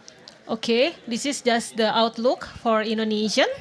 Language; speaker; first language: English; non-native, fluent; Indonesian